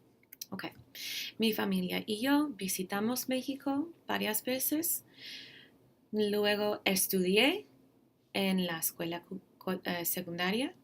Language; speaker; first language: Spanish; non-native, fluent; English